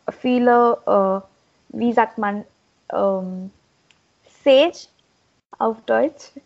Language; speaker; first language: German; non-native, learner; Marathi